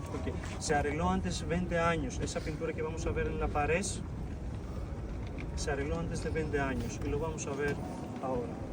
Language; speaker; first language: Spanish; non-native, fluent; Greek